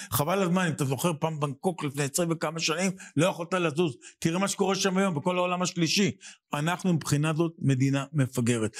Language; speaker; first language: Hebrew; native; Hebrew